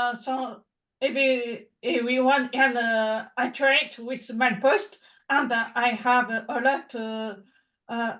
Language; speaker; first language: English; non-native, learner; French